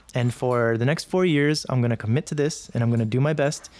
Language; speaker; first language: English; native; English